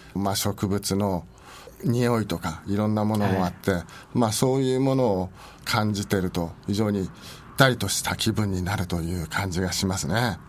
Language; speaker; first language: Japanese; native; Japanese